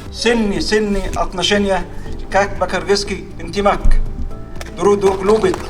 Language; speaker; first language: Russian; non-native, learner; Arabic